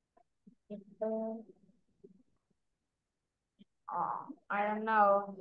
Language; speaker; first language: English; non-native, learner; Vietnamese